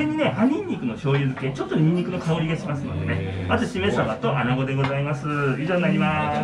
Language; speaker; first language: Japanese; native; Japanese